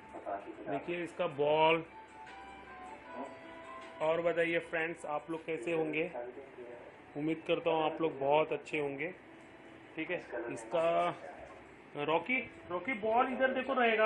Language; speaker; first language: Hindi; native; Hindi